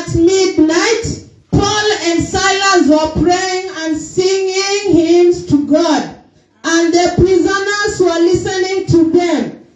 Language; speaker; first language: English; non-native, local second language; Swahili